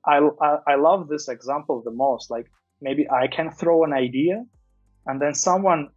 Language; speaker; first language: English; non-native, fluent; Armenian